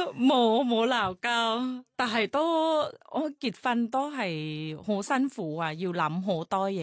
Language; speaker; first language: Cantonese; non-native, learner; Thai